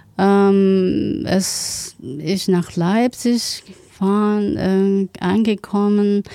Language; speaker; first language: German; non-native, learner; Chinese